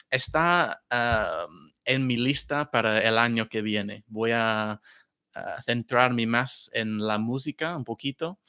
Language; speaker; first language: Spanish; non-native, fluent; English